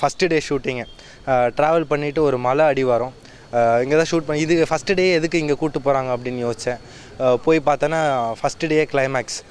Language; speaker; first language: Tamil; native; Tamil